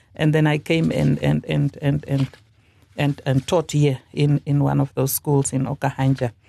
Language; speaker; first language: English; non-native, local second language; Afrikaans